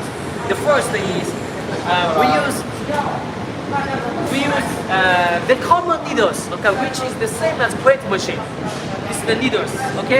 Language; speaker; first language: English; non-native, learner; Chinese